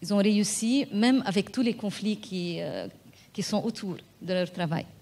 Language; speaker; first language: French; non-native, local second language; Arabic